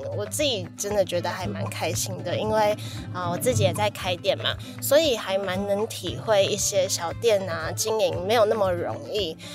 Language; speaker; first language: Chinese; native; Chinese